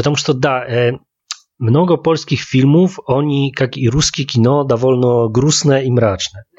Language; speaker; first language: Polish; non-native, learner; Russian